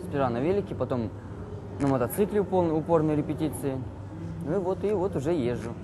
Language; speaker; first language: Russian; native; Russian